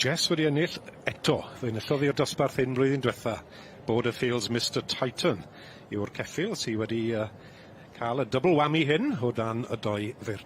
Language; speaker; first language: Welsh; native; Welsh